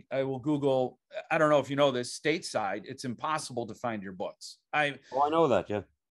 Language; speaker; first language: English; native; English